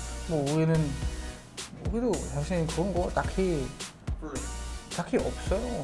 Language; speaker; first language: Korean; non-native, fluent; German